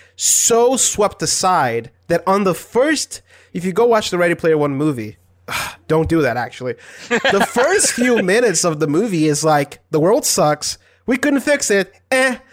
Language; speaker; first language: English; non-native, fluent; Portuguese